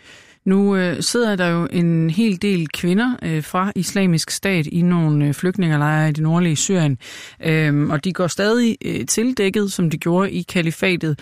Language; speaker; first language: Danish; native; Danish